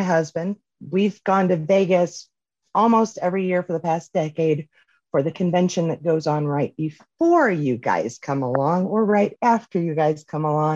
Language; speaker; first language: English; native; English